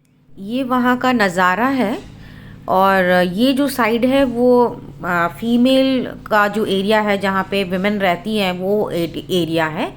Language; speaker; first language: Hindi; native; Hindi